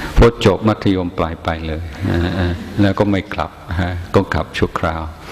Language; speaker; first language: Thai; non-native, fluent; English